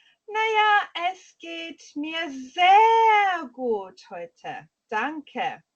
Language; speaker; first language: German; non-native, fluent; English